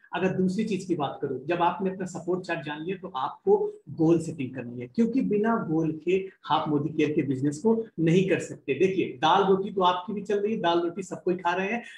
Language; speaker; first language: Hindi; native; Hindi